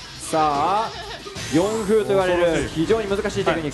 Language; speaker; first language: Japanese; native; Japanese